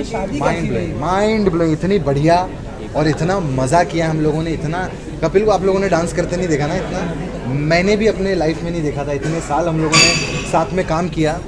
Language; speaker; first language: Hindi; native; Hindi